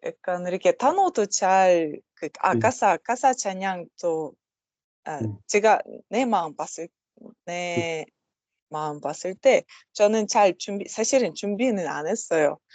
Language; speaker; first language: Korean; non-native, learner; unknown